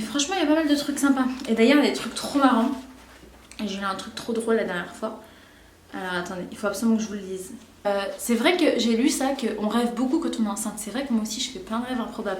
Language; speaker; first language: French; native; French